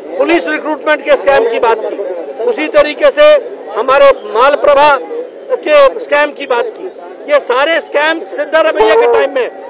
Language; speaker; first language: Hindi; native; Hindi